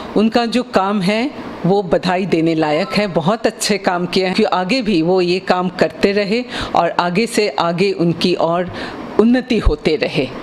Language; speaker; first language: Hindi; non-native, local second language; Bangla